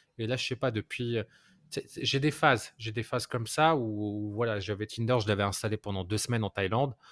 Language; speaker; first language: French; non-native, local second language; Arabic